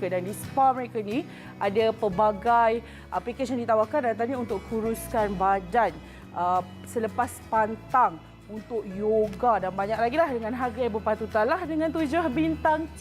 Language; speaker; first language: Malay; native; Malay